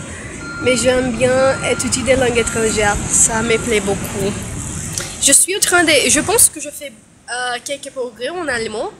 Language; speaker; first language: French; non-native, learner; Portuguese